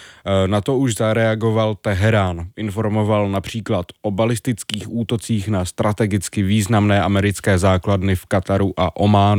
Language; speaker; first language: Czech; native; Czech